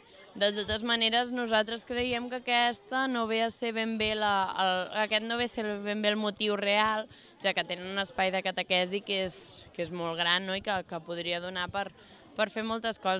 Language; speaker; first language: Catalan; native; Catalan